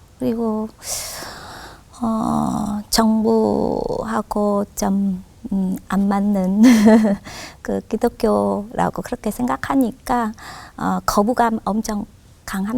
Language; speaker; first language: Korean; non-native, fluent; Vietnamese